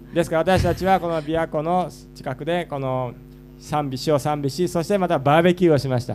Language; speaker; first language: Japanese; native; Japanese